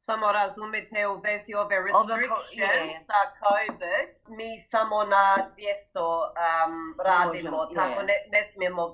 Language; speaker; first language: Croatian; early bilingual, heritage; Croatian